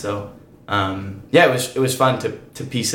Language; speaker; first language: English; native; English